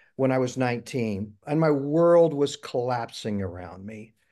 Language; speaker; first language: English; native; English